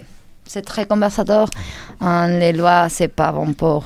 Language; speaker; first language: French; non-native, learner; Spanish